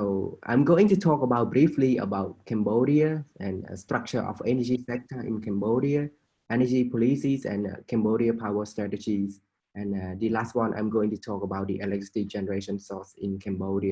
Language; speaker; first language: English; non-native, fluent; Khmer